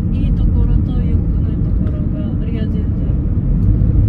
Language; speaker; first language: Japanese; non-native, learner; Indonesian